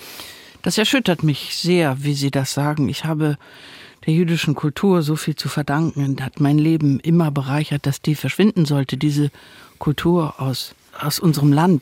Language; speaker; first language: German; native; German